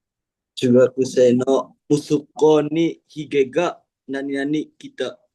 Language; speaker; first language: Japanese; non-native, learner; Indonesian